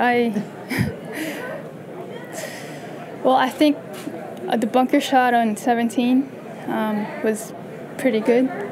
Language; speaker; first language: English; non-native, local second language; Japanese